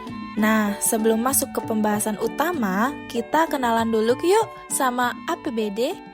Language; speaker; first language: Indonesian; native; Indonesian